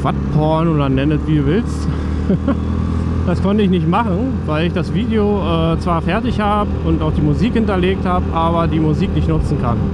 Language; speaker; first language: German; native; German